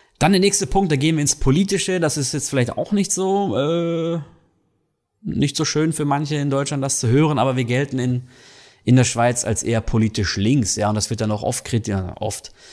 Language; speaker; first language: German; native; German